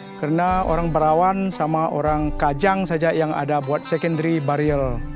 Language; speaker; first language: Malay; non-native, local second language; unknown